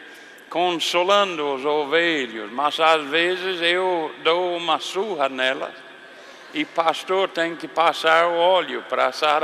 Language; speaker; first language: Portuguese; non-native, fluent; English